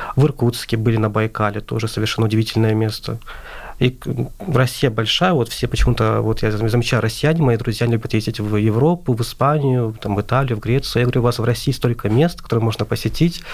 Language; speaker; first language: Russian; non-native, local second language; Azerbaijani